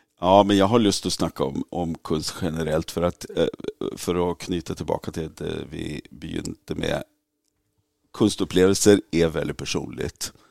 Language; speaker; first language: Swedish; native; Swedish